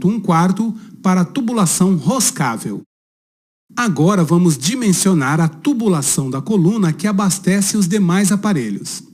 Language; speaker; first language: Portuguese; native; Portuguese